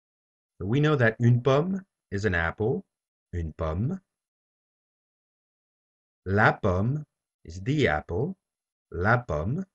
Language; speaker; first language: French; non-native, fluent; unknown